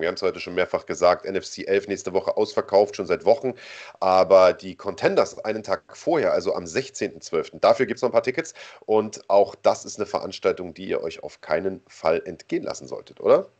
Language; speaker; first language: German; native; German